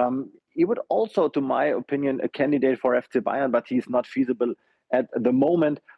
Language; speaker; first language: English; non-native, fluent; German